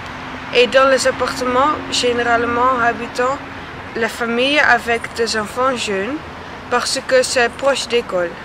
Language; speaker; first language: French; non-native, learner; Dutch